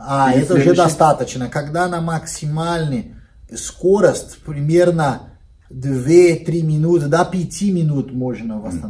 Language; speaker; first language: Russian; non-native, learner; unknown